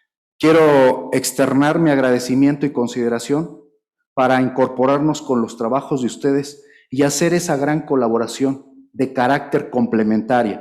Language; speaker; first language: Spanish; native; Spanish